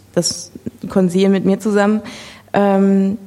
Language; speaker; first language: German; native; German